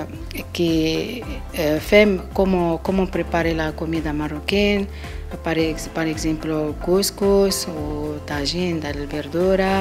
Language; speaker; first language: Catalan; non-native, learner; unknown